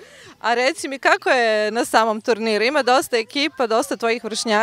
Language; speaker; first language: Serbian; native; Serbian